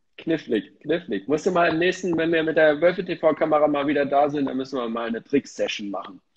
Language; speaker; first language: German; native; German